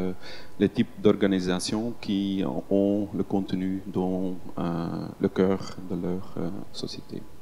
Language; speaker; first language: French; non-native, local second language; Dutch